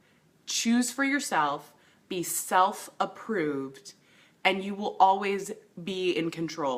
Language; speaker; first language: English; native; English